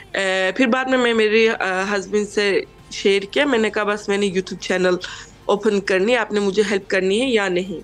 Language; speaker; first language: Hindi; non-native, fluent; Turkish